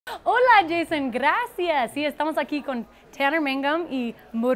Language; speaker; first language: Spanish; non-native, fluent; English